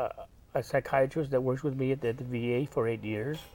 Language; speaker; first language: English; native; English